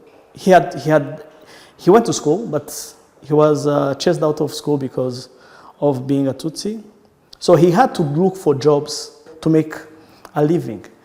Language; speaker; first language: English; non-native, local second language; Kinyarwanda